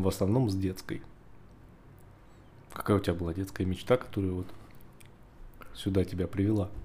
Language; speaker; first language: Russian; native; Russian